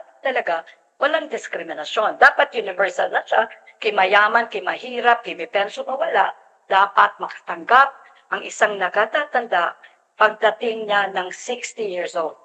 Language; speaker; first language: Filipino; native; Filipino